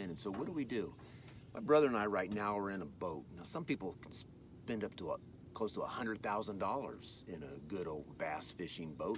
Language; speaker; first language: English; native; English